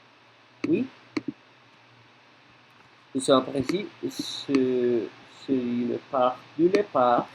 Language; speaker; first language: French; non-native, learner; Spanish